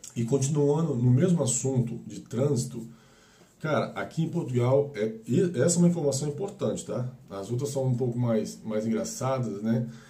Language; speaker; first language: Portuguese; native; Portuguese